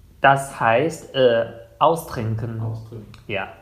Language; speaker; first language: German; non-native, fluent; Chinese